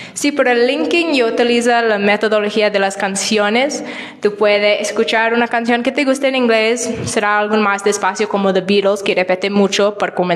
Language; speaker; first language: Spanish; non-native, learner; English